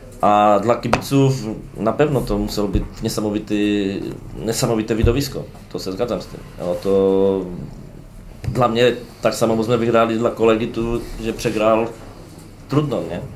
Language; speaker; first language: Polish; non-native, learner; Czech